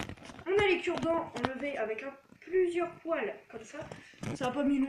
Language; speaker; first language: French; native; French